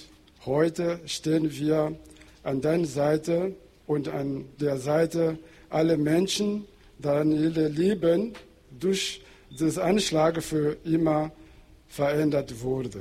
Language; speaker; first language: German; non-native, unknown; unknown